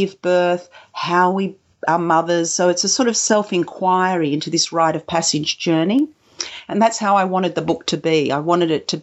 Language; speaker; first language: English; native; English